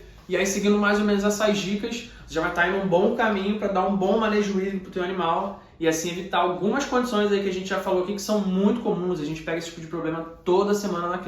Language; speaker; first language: Portuguese; native; Portuguese